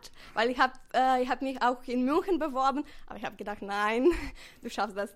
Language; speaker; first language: German; non-native, fluent; Bulgarian